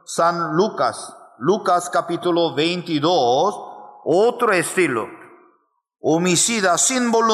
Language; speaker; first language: Spanish; non-native, fluent; Korean